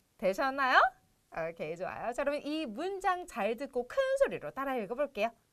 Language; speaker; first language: Korean; native; Korean